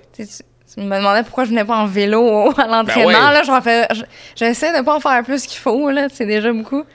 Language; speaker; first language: French; native; French